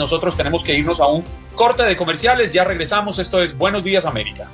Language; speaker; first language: Spanish; native; Spanish